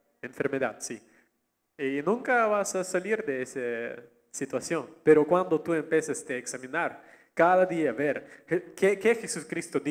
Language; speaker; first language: Spanish; non-native, learner; Russian